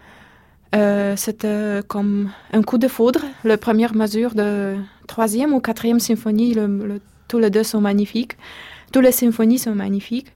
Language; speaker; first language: French; non-native, fluent; Polish